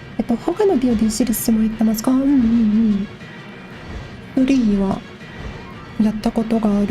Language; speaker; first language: Japanese; non-native, learner; English